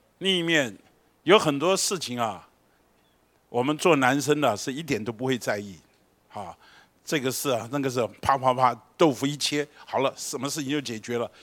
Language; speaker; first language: Chinese; native; Chinese